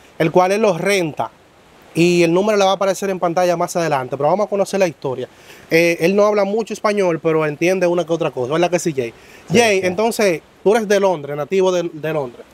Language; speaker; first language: Spanish; native; Spanish